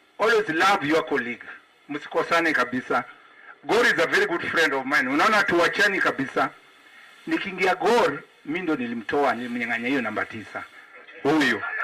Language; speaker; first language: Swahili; non-native, local second language; Luo (Kenya and Tanzania)